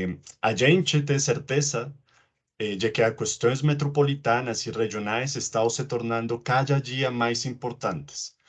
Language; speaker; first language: Portuguese; non-native, learner; Spanish